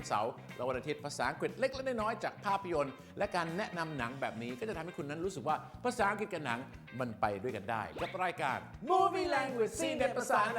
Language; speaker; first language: Thai; native; Thai